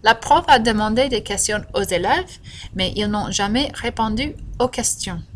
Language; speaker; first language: French; non-native, fluent; English